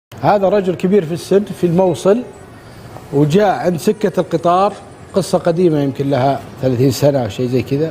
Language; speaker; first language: Arabic; native; Arabic